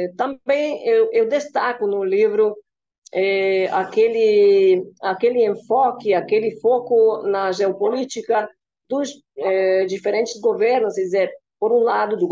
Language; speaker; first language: Portuguese; non-native, fluent; Hungarian